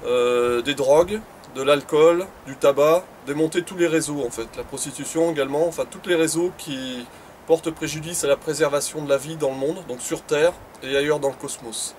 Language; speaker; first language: French; native; French